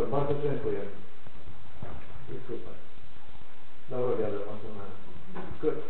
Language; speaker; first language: Polish; non-native, learner; Croatian